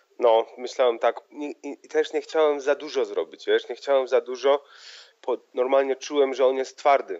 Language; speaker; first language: Polish; early bilingual, heritage; Polish